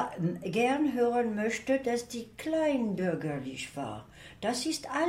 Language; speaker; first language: German; non-native, fluent; French